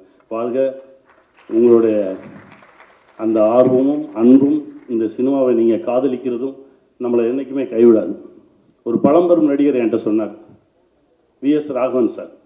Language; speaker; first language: Tamil; native; Tamil